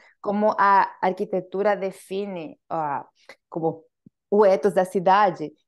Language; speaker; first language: Portuguese; non-native, fluent; Spanish